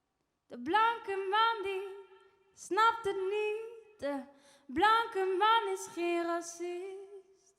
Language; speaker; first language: Dutch; early bilingual, other home language; Kinyarwanda